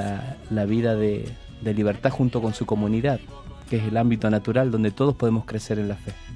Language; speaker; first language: Spanish; native; Spanish